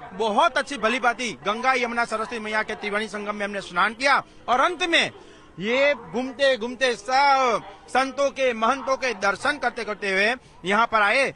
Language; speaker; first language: Hindi; native; Hindi